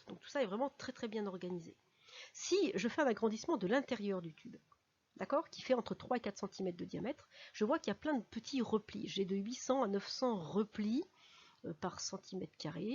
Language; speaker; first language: French; native; French